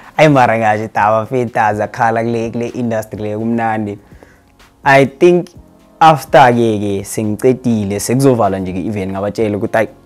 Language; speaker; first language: Zulu; native; Zulu